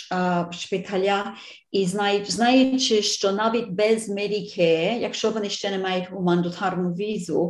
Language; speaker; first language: Ukrainian; early bilingual, heritage; Ukrainian